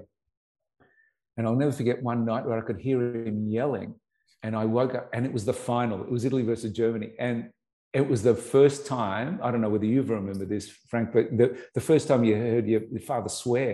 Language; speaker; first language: English; native; English